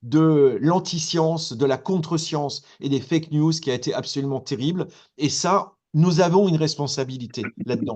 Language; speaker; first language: French; native; French